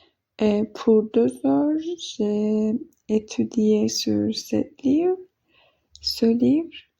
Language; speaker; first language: French; non-native, learner; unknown